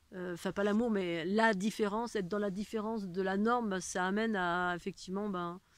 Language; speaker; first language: French; native; French